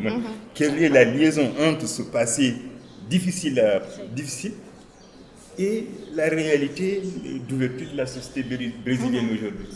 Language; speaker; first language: French; non-native, local second language; Wolof